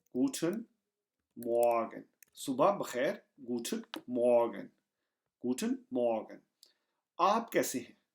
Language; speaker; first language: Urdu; non-native, local second language; Punjabi